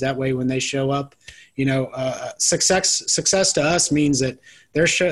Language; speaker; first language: English; native; English